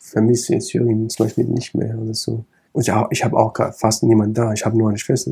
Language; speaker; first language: German; non-native, fluent; Kurdish